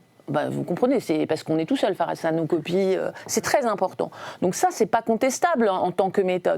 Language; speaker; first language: French; native; French